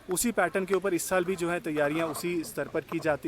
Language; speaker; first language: Hindi; native; Hindi